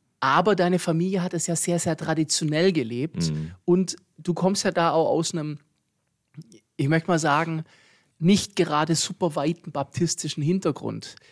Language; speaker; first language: German; native; German